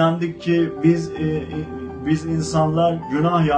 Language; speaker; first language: Turkish; non-native, fluent; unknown